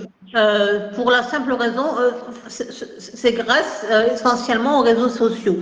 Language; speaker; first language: French; non-native, local second language; Kabyle